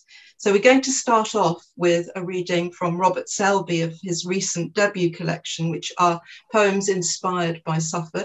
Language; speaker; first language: English; native; English